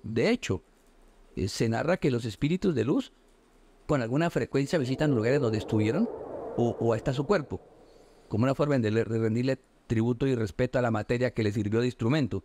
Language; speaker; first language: Spanish; native; Spanish